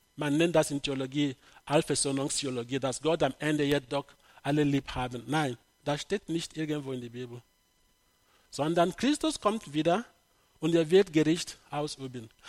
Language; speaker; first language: German; non-native, fluent; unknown